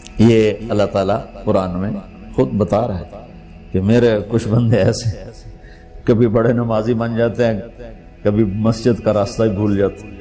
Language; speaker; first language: Urdu; non-native, local second language; Punjabi